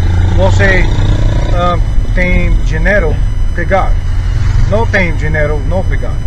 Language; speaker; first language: Portuguese; non-native, learner; English